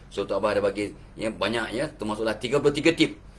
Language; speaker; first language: Malay; native; Malay